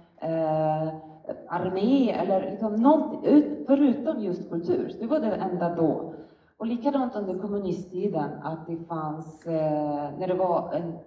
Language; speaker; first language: Swedish; non-native, fluent; Polish